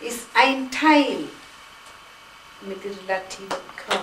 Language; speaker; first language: German; non-native, fluent; Gujarati